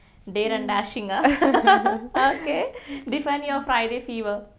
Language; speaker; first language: English; non-native, local second language; Telugu